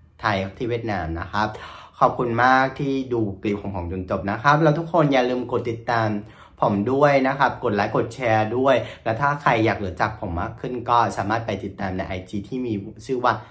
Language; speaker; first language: Thai; non-native, fluent; Vietnamese